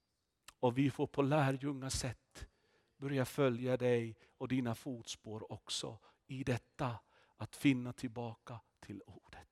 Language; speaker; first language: Swedish; non-native, fluent; Finnish